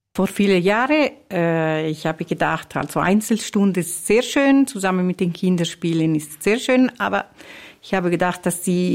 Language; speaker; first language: German; non-native, fluent; Italian